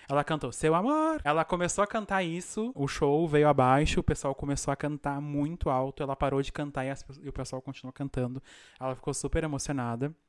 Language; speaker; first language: Portuguese; native; Portuguese